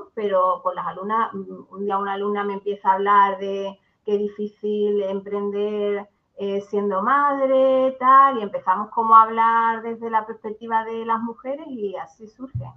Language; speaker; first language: Spanish; native; Spanish